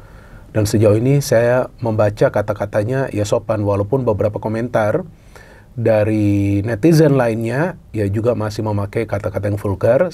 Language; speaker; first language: Indonesian; native; Indonesian